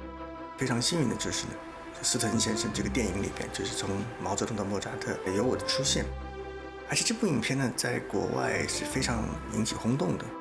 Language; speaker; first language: Chinese; native; Chinese